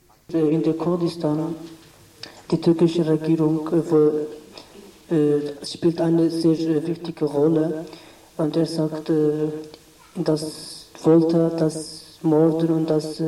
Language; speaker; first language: German; non-native, learner; Kurdish